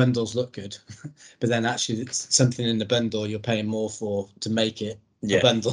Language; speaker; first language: English; native; English